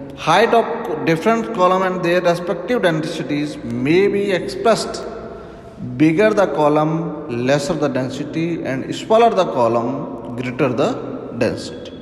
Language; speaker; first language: English; non-native, local second language; Hindi